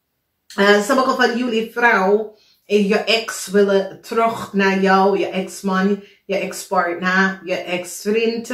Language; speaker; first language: Dutch; non-native, learner; English